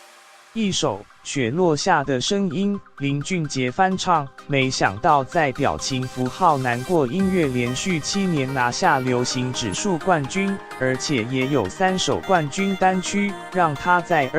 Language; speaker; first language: Chinese; native; Chinese